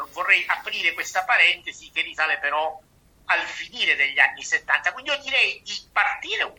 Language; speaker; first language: Italian; native; Italian